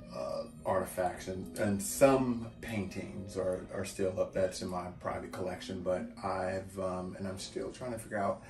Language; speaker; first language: English; native; English